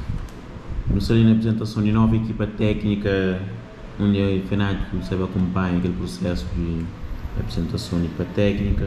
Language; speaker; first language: Portuguese; non-native, local second language; Kabuverdianu